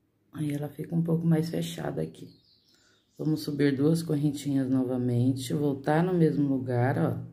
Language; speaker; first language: Portuguese; native; Portuguese